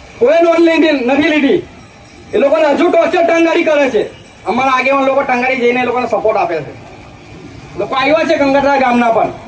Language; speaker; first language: Gujarati; non-native, local second language; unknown